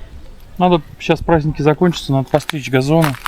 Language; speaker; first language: Russian; native; Russian